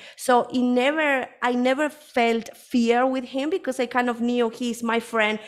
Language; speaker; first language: English; early bilingual, other home language; Spanish